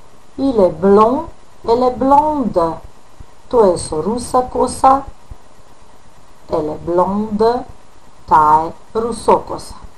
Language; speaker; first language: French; non-native, fluent; Macedonian